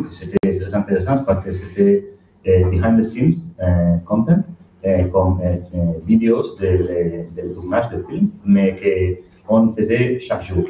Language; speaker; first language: French; non-native, learner; Spanish